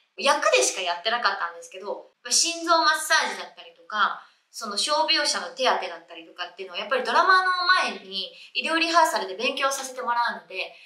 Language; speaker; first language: Japanese; early bilingual, other home language; Vietnamese